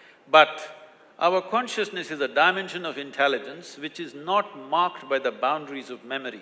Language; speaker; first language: English; non-native, local second language; Kannada